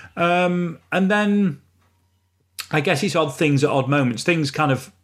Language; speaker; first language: English; native; English